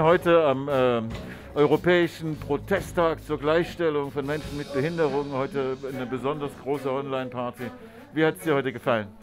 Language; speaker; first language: German; native; German